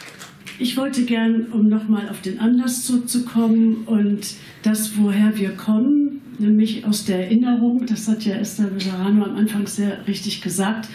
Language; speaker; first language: German; native; German